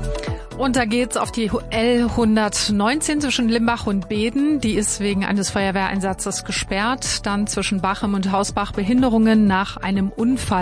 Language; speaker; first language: German; native; German